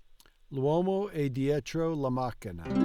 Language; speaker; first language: Italian; non-native, learner; English